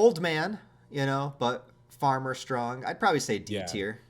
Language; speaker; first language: English; native; English